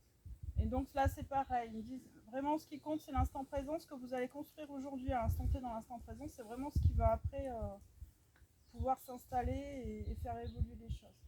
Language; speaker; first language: French; native; French